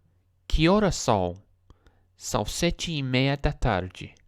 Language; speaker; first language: Portuguese; non-native, learner; English